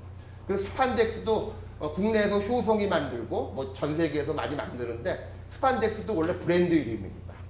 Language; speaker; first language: Korean; native; Korean